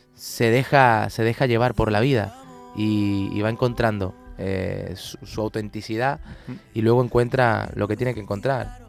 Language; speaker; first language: Spanish; native; Spanish